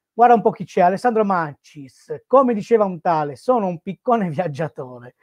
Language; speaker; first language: Italian; native; Italian